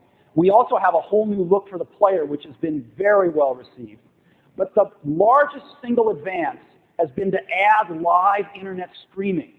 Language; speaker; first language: English; native; English